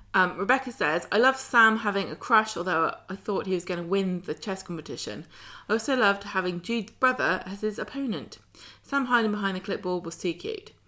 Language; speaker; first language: English; native; English